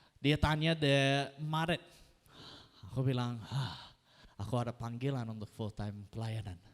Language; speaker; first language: Indonesian; non-native, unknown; English